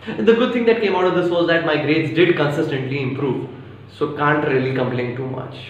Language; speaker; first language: English; non-native, local second language; Maithili